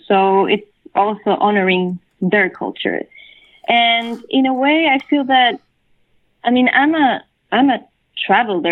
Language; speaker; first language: English; non-native, fluent; Spanish